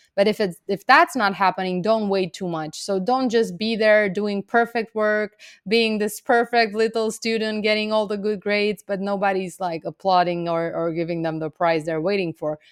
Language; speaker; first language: English; non-native, fluent; Romanian